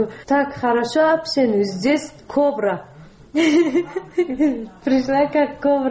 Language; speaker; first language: Russian; non-native, learner; Uzbek